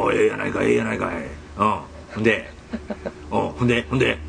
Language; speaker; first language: Japanese; native; Japanese